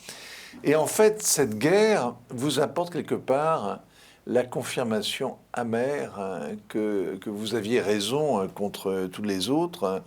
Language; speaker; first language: French; native; French